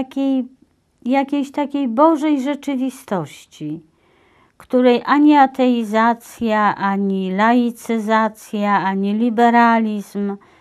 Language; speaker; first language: Polish; native; Polish